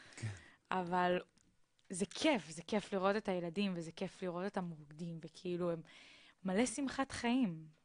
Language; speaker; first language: Hebrew; native; Hebrew